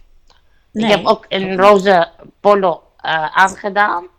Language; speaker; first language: Dutch; non-native, learner; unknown